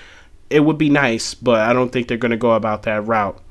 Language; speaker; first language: English; native; English